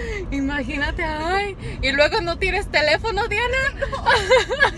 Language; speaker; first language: Spanish; early bilingual, heritage; Spanish